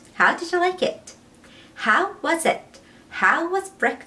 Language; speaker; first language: English; non-native, fluent; Japanese